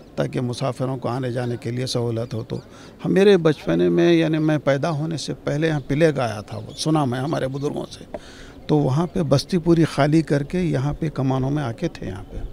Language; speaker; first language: Hindi; non-native, local second language; Urdu